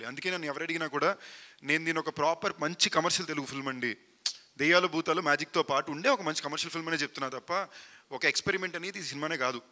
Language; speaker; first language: Telugu; native; Telugu